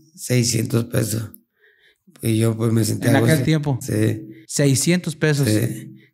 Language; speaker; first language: Spanish; native; Spanish